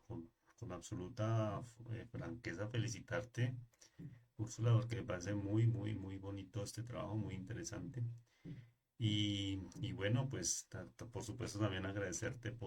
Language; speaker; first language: Spanish; native; Spanish